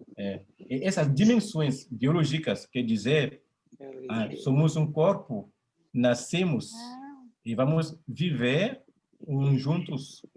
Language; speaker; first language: Portuguese; non-native, fluent; French